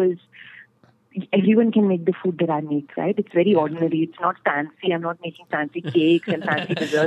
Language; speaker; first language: English; non-native, local second language; Hindi